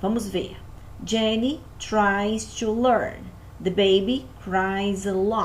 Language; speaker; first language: English; non-native, fluent; Portuguese